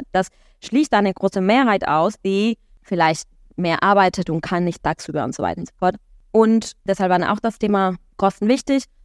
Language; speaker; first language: German; non-native, fluent; Spanish